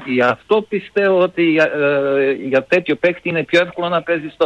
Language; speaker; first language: Greek; non-native, fluent; Serbian